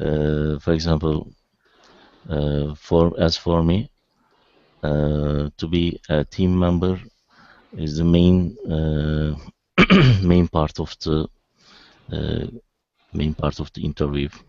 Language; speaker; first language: English; non-native, learner; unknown